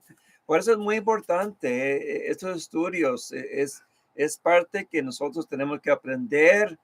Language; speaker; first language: Spanish; early bilingual, heritage; Spanish